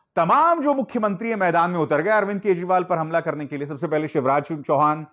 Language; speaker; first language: Hindi; native; Hindi